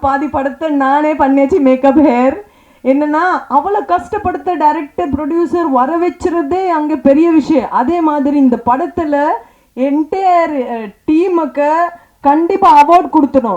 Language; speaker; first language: Tamil; non-native, fluent; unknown